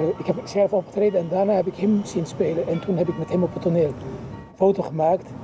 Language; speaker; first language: Dutch; non-native, fluent; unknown